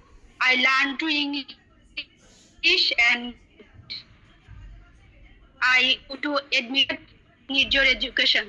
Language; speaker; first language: English; non-native, learner; Bangla